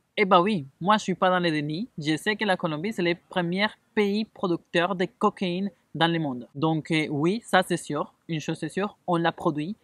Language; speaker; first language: French; non-native, fluent; Spanish